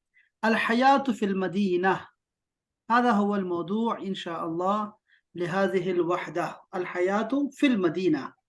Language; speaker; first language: Arabic; non-native, fluent; Urdu